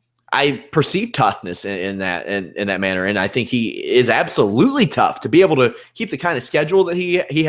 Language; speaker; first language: English; native; English